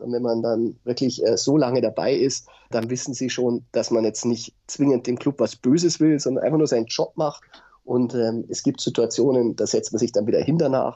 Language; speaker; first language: German; native; German